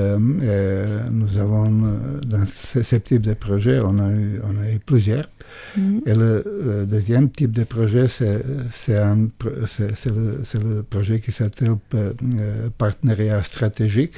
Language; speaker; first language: French; non-native, fluent; Croatian